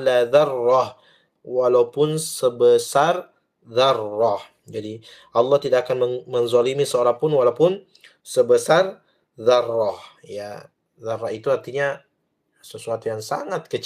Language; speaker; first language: Indonesian; native; Indonesian